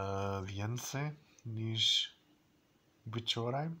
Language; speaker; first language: Polish; non-native, learner; English